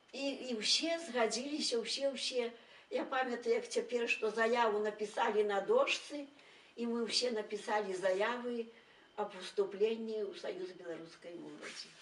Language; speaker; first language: Belarusian; native; Belarusian